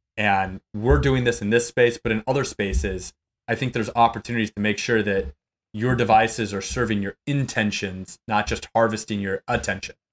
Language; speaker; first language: English; native; English